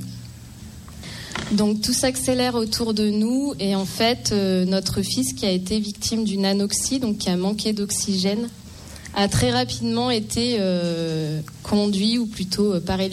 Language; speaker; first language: French; native; French